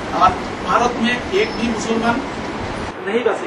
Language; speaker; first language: Hindi; non-native, learner; Bangla